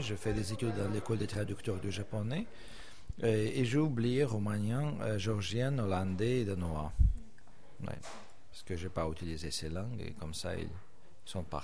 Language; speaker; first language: French; non-native, fluent; Russian